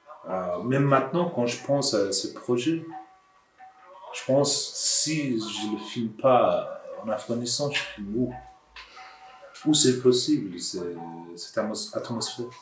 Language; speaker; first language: French; non-native, learner; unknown